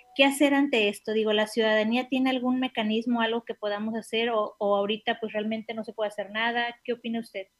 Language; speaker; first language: Spanish; native; Spanish